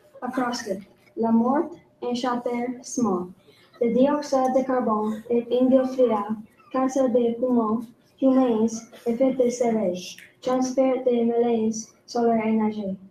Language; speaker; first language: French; non-native, local second language; English